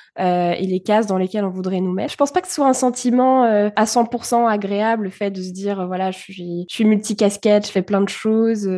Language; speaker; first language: French; early bilingual, other home language; Bulgarian